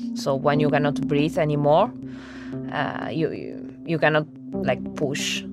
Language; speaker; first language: English; non-native, fluent; Italian